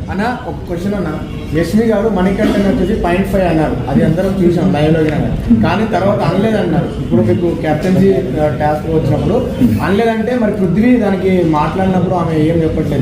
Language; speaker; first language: Telugu; native; Telugu